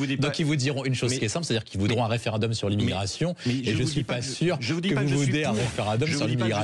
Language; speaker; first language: French; native; French